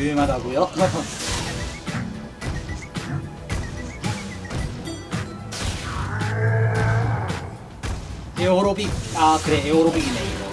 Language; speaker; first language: Korean; native; Korean